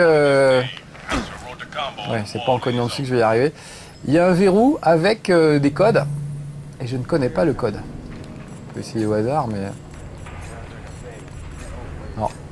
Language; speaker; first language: French; native; French